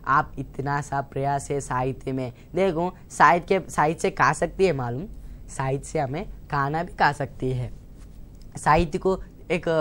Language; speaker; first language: Hindi; non-native, local second language; Telugu